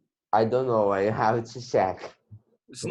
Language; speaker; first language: English; non-native, learner; Portuguese